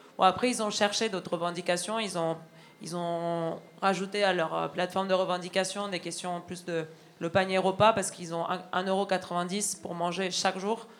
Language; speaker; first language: French; non-native, fluent; Spanish